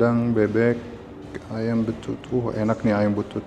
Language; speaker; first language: Indonesian; non-native, fluent; Arabic